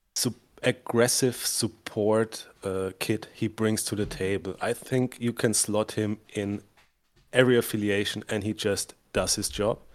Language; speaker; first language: English; non-native, fluent; German